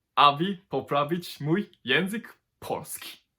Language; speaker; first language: Polish; non-native, learner; Japanese